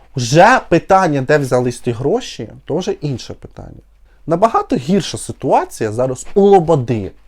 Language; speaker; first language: Ukrainian; non-native, local second language; Russian